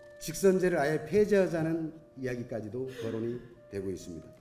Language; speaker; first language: Korean; native; Korean